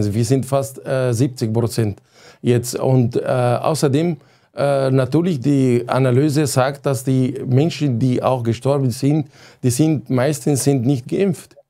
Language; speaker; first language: German; non-native, fluent; Arabic